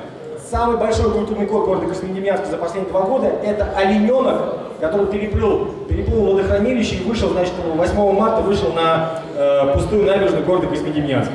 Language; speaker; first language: Russian; native; Russian